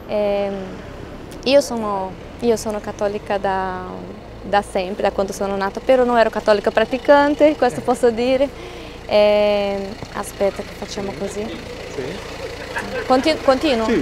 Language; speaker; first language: Italian; non-native, fluent; Portuguese